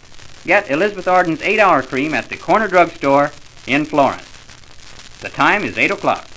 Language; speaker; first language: English; native; English